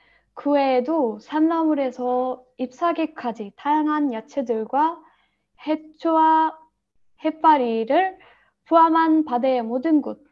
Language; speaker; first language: Korean; non-native, learner; Arabic